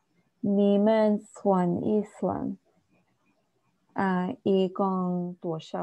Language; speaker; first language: Chinese; non-native, learner; English